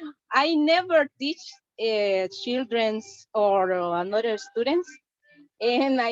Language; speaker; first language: English; non-native, learner; Spanish